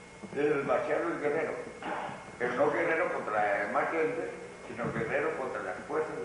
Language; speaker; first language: Spanish; native; Spanish